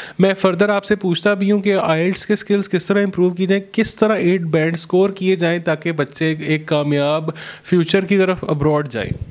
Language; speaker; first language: Urdu; non-native, local second language; Punjabi